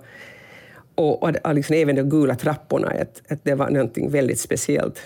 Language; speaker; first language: Swedish; non-native, local second language; Finnish